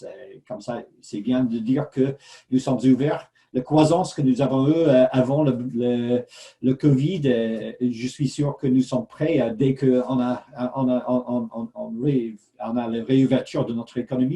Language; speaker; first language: French; non-native, fluent; English